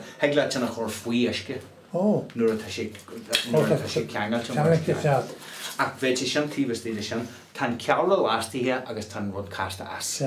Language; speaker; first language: Irish; native; Irish